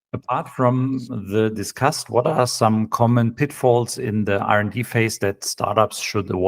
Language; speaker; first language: English; non-native, fluent; German